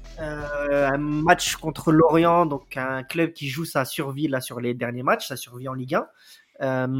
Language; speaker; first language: French; native; French